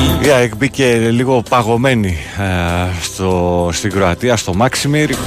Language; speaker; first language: Greek; native; Greek